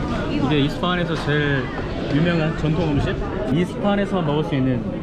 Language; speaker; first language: Korean; native; Korean